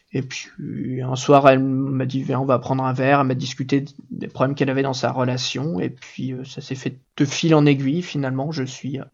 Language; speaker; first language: French; native; French